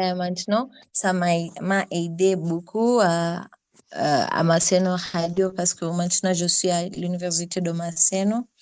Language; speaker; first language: French; non-native, fluent; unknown